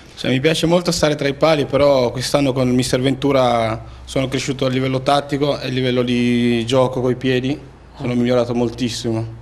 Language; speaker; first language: Italian; native; Italian